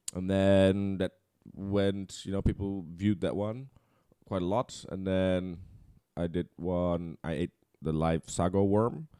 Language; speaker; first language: English; non-native, fluent; Dutch